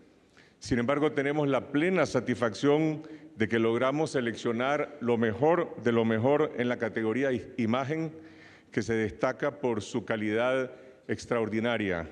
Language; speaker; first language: Spanish; native; Spanish